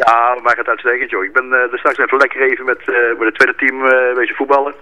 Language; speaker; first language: Dutch; native; Dutch